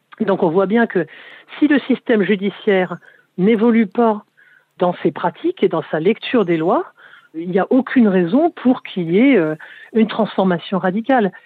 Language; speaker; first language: French; native; French